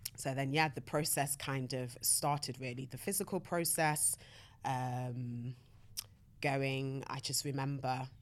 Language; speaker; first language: English; native; English